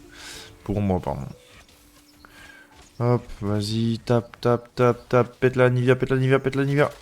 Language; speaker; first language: French; native; French